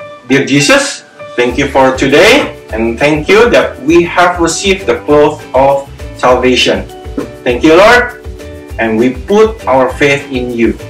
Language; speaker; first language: English; non-native, fluent; Indonesian